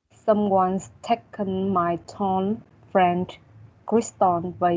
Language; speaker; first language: English; non-native, learner; Vietnamese